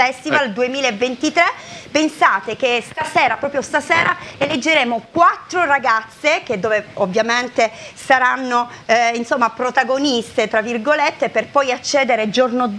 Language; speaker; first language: Italian; native; Italian